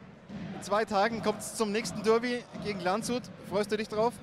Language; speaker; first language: German; native; German